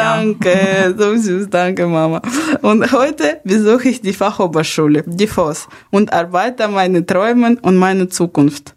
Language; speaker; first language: German; non-native, fluent; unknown